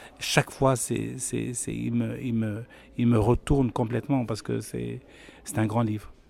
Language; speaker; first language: French; non-native, local second language; Arabic